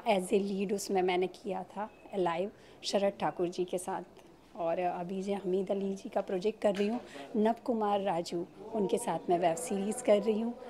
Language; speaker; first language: Hindi; native; Hindi